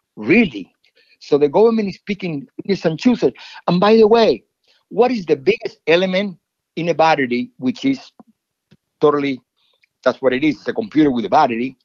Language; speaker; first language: English; non-native, fluent; Spanish